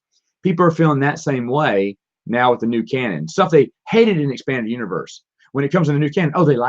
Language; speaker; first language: English; native; English